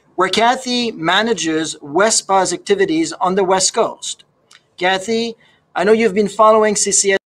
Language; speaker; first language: English; native; English